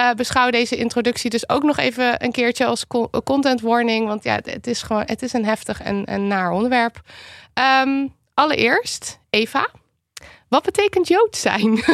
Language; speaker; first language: Dutch; native; Dutch